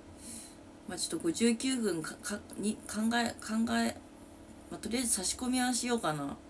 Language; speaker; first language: Japanese; native; Japanese